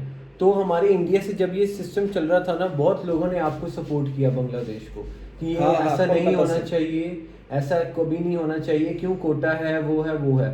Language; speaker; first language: Hindi; native; Hindi